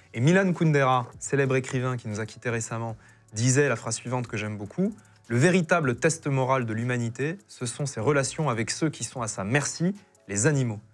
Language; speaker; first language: French; native; French